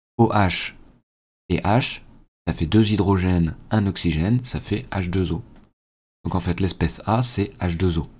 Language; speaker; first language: French; native; French